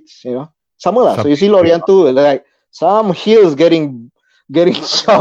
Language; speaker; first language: English; non-native, local second language; Malay